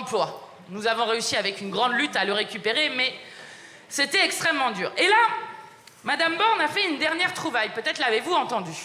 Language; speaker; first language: French; native; French